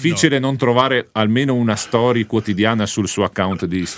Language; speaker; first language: Italian; native; Italian